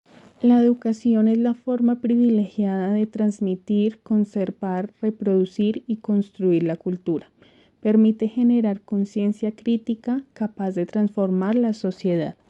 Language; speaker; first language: Spanish; native; Spanish